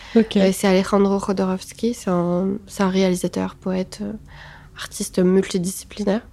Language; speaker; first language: French; non-native, local second language; Arabic